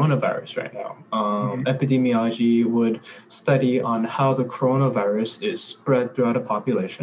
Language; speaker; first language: English; early bilingual, other home language; Korean